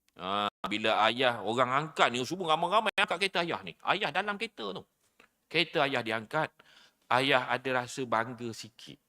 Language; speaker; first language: Malay; native; Malay